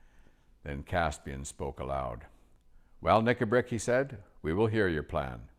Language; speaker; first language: English; native; English